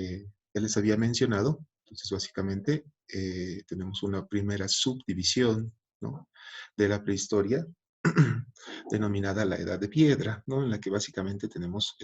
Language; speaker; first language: Spanish; native; Spanish